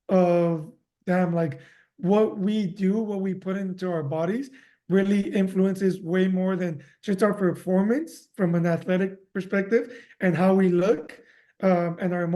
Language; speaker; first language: English; early bilingual, other home language; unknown